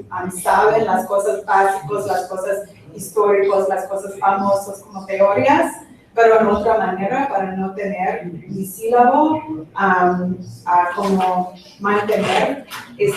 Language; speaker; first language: Spanish; non-native, fluent; English